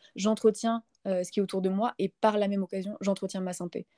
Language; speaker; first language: French; native; French